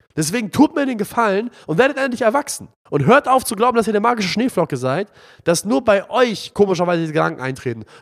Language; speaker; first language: German; non-native, fluent; Arabic